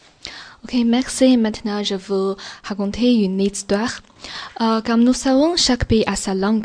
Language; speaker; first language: French; non-native, learner; Chinese